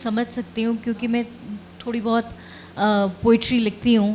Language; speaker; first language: Hindi; native; Hindi